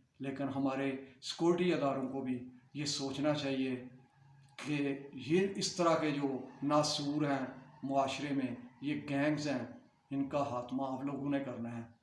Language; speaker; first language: Urdu; non-native, local second language; Punjabi